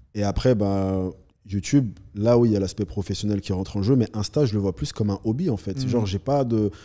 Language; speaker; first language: French; native; French